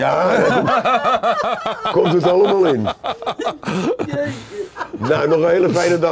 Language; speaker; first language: Dutch; native; Dutch